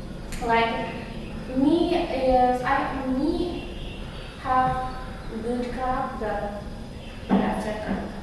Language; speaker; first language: English; non-native, learner; Indonesian